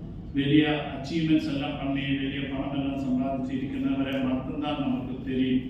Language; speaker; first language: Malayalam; non-native, learner; Tamil